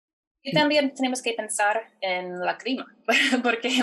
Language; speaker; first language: Spanish; non-native, fluent; English